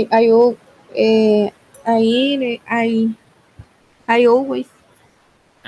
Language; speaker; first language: English; non-native, learner; Spanish